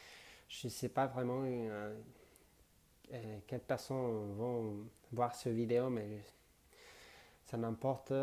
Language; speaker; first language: French; non-native, learner; Spanish